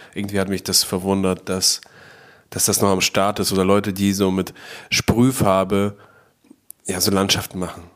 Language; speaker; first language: German; native; German